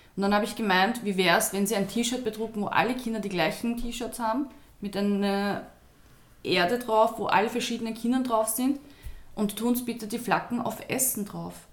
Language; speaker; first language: German; early bilingual, other home language; Turkish